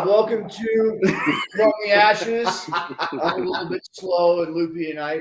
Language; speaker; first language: English; native; English